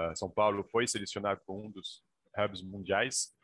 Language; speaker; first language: Portuguese; non-native, fluent; French